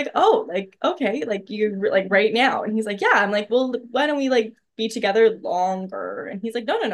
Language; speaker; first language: English; native; English